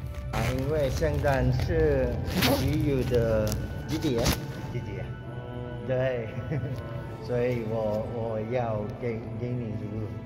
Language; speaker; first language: Chinese; non-native, learner; Filipino